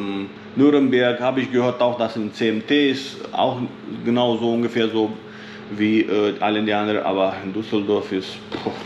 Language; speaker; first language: German; non-native, fluent; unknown